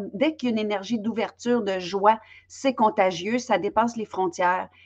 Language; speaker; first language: French; native; French